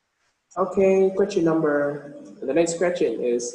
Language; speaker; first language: English; non-native, fluent; Vietnamese